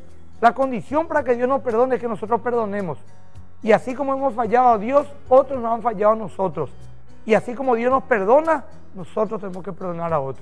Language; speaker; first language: Spanish; native; Spanish